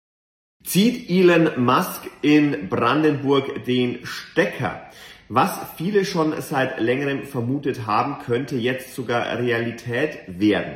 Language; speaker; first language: German; native; German